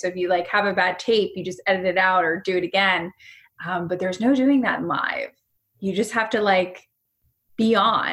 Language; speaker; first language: English; native; English